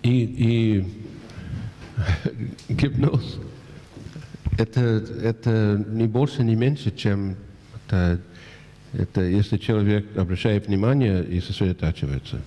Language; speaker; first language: Russian; non-native, fluent; English